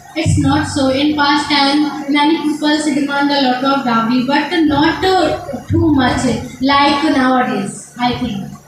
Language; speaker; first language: English; non-native, learner; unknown